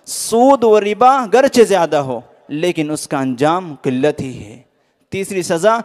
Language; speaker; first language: Urdu; native; Urdu